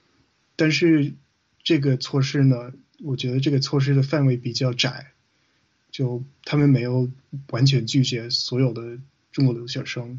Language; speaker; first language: Chinese; non-native, fluent; English